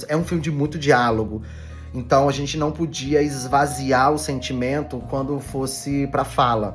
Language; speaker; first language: Portuguese; native; Portuguese